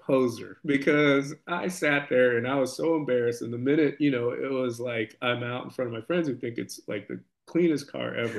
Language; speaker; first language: English; native; English